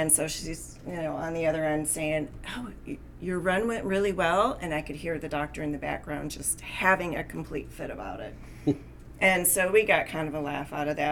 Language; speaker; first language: English; native; English